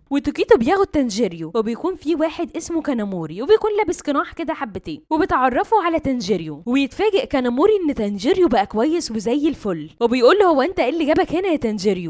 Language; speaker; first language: Arabic; native; Arabic